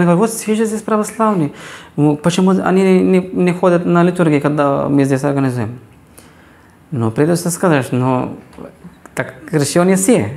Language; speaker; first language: Russian; non-native, fluent; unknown